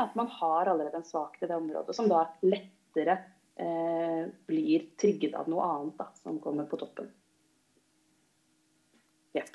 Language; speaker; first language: Norwegian; native; Norwegian